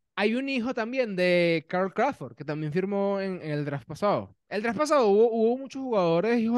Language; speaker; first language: Spanish; native; Spanish